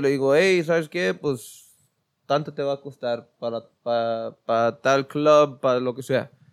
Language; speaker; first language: Spanish; early bilingual, heritage; Spanish